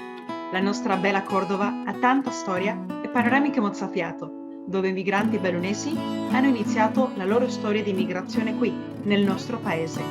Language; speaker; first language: Italian; early bilingual, heritage; Spanish